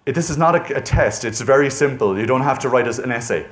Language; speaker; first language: English; native; English